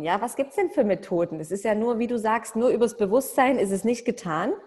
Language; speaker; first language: German; native; German